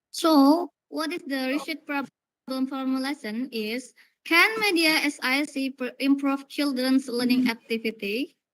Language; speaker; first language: English; non-native, learner; Indonesian